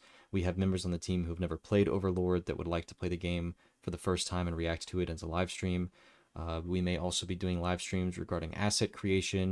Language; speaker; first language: English; native; English